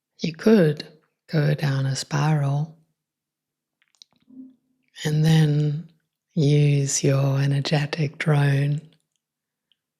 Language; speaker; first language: English; non-native, fluent; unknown